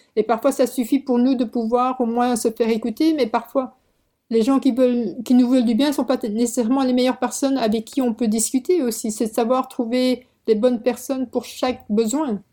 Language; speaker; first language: French; early bilingual, other home language; Korean